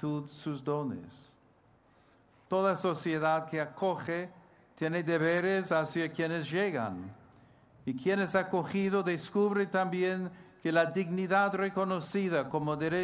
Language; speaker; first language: Spanish; non-native, fluent; English